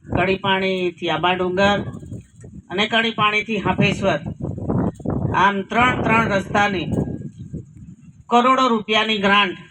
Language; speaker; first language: Gujarati; non-native, local second language; Rathawi